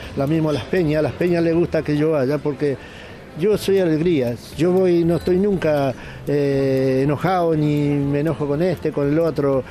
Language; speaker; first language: Spanish; native; Spanish